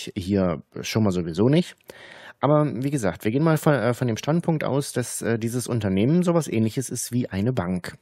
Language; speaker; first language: German; native; German